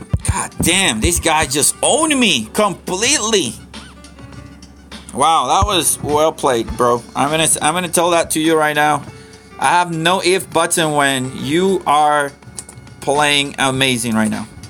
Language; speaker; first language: English; non-native, fluent; Spanish